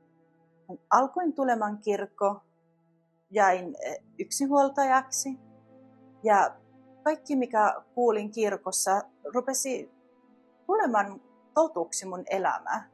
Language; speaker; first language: Finnish; non-native, fluent; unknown